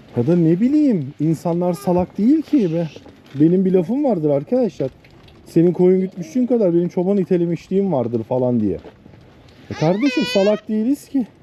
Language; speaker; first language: Turkish; native; Turkish